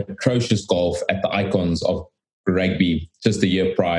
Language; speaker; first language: English; native; English